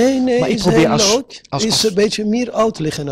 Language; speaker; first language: Dutch; non-native, learner; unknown